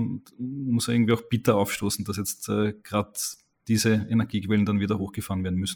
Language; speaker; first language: German; native; German